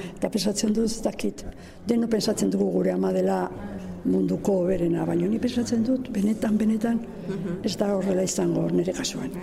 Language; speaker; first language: Basque; non-native, local second language; Spanish